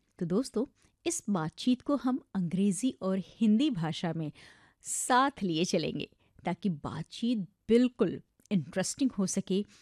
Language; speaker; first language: Hindi; native; Hindi